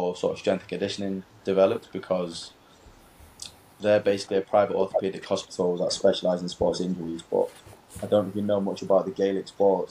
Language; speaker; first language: English; native; English